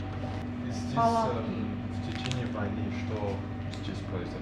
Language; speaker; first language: Russian; non-native, fluent; English